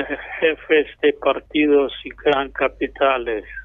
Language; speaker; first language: Spanish; non-native, fluent; English